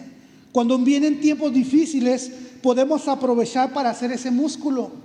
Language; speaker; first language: Spanish; native; Spanish